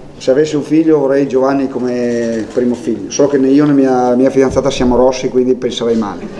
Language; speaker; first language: Italian; native; Italian